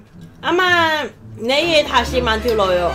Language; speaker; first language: Korean; non-native, learner; Cantonese